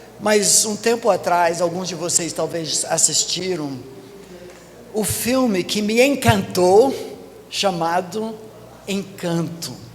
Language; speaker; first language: Portuguese; non-native, fluent; English